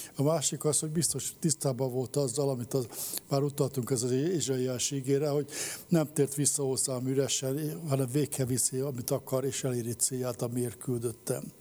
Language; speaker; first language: Hungarian; native; Hungarian